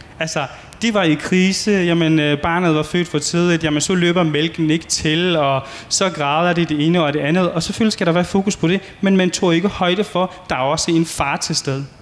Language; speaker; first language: Danish; early bilingual, other home language; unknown